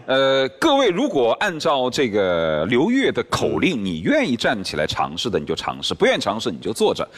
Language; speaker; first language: Chinese; native; Chinese